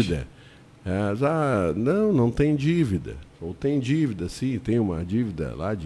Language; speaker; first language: Portuguese; native; Portuguese